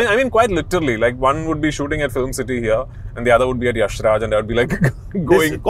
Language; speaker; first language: English; non-native, local second language; Malayalam